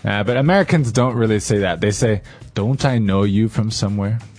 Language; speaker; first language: English; native; English